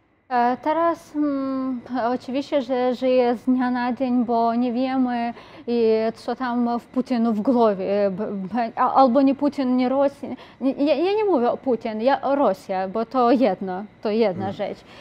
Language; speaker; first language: Polish; non-native, learner; Ukrainian